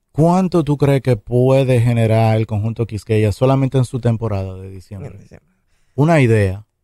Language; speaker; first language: Spanish; native; Spanish